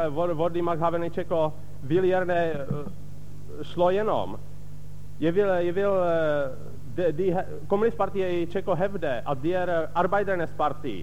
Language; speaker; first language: Norwegian; non-native, fluent; Czech